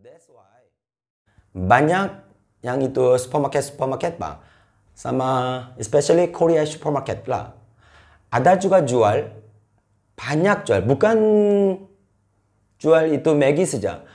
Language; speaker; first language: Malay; non-native, fluent; Korean